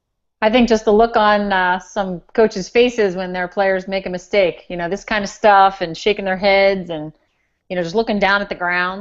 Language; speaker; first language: English; native; English